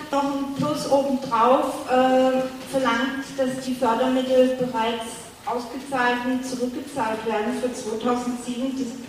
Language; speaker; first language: German; native; German